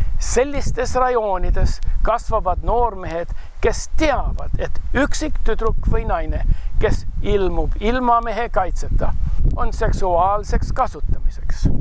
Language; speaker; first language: Estonian; early bilingual, heritage; Estonian